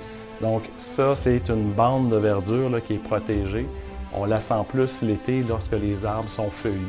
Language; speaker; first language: French; native; French